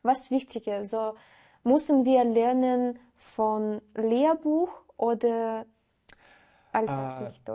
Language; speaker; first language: German; non-native, learner; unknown